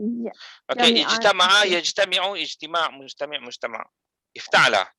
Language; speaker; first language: Malay; native; Malay